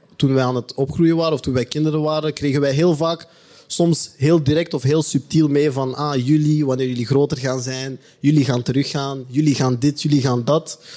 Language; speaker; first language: Dutch; native; Dutch